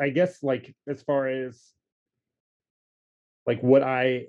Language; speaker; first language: English; native; English